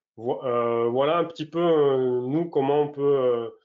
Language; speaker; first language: French; native; French